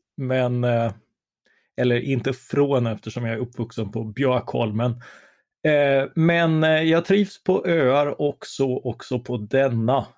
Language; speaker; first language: Swedish; native; Swedish